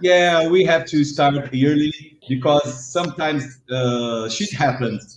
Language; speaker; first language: English; non-native, learner; Portuguese